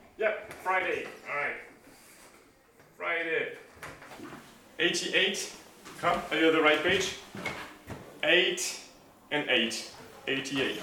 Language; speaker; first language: English; non-native, fluent; French